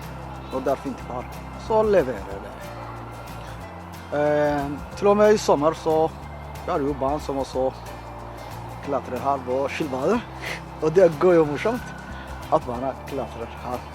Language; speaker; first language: Norwegian; non-native, learner; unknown